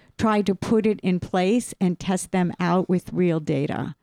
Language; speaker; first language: English; native; English